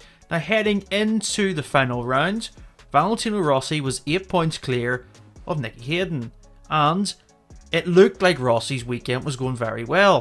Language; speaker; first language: English; native; English